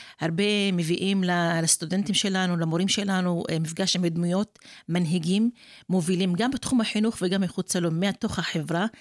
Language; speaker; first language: Hebrew; non-native, local second language; Arabic